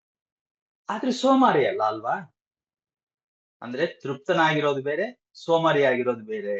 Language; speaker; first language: Kannada; native; Kannada